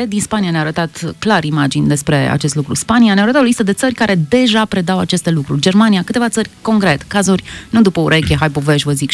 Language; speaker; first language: Romanian; native; Romanian